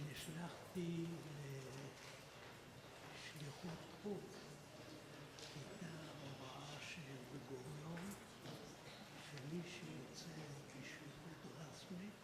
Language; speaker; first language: Hebrew; non-native, fluent; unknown